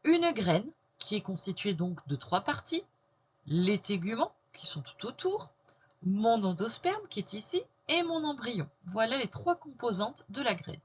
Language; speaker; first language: French; native; French